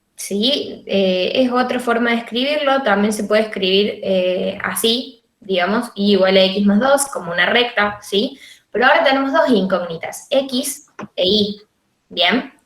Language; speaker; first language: Spanish; native; Spanish